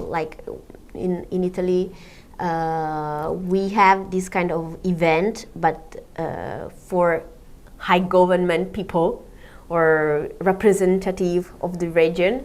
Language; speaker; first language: English; non-native, fluent; Italian